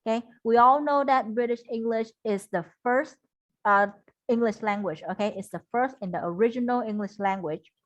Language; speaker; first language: English; non-native, fluent; Vietnamese